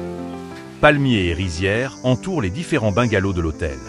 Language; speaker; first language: French; native; French